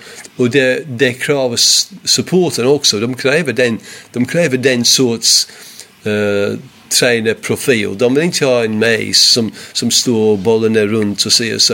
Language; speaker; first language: Swedish; non-native, fluent; English